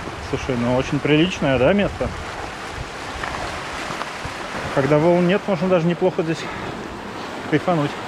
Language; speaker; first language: Russian; native; Russian